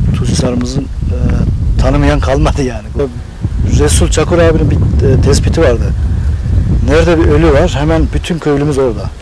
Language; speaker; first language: Turkish; native; Turkish